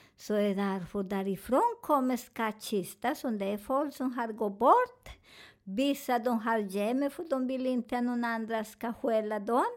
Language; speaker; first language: Swedish; non-native, learner; Spanish